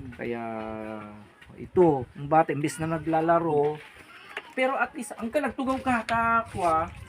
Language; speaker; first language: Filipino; non-native, local second language; Iloko